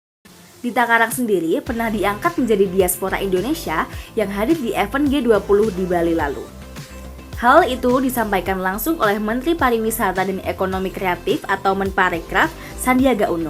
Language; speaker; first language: Indonesian; native; Indonesian